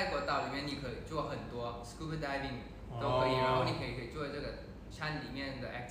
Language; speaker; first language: Chinese; non-native, learner; Thai